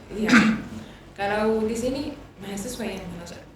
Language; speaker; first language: Indonesian; non-native, learner; Arabic